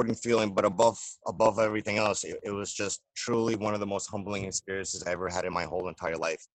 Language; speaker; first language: English; native; English